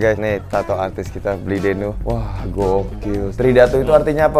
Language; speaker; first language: Indonesian; native; Indonesian